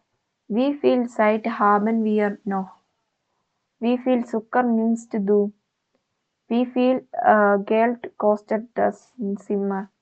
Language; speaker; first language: German; non-native, learner; Malayalam